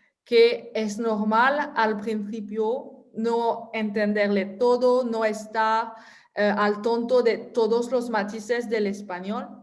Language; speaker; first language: Spanish; non-native, fluent; French